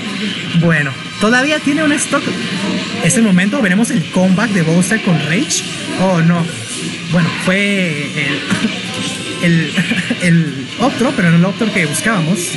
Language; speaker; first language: Spanish; native; Spanish